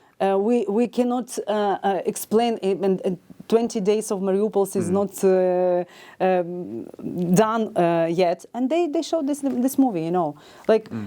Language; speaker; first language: English; non-native, learner; Ukrainian